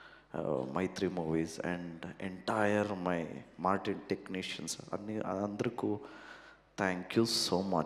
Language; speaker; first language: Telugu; non-native, learner; Kannada